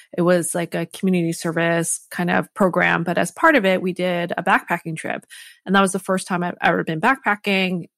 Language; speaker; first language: English; native; English